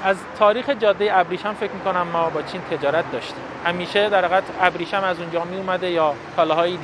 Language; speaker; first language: Persian; native; Persian